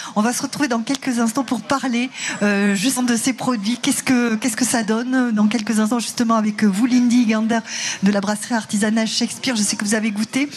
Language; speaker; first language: French; native; French